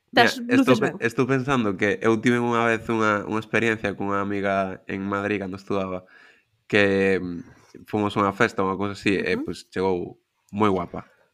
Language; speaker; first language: Galician; non-native, local second language; Spanish